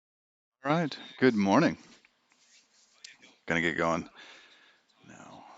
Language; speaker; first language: English; native; English